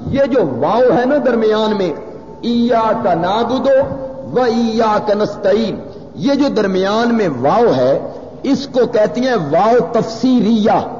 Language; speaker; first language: Urdu; non-native, local second language; Punjabi